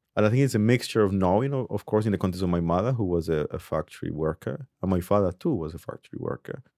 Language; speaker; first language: English; early bilingual, other home language; Spanish